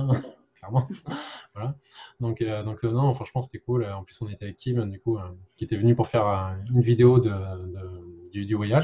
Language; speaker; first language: French; native; French